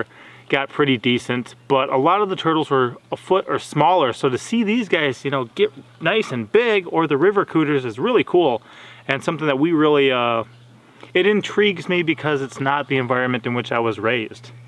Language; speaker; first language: English; native; English